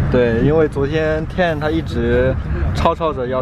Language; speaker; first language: Chinese; native; Chinese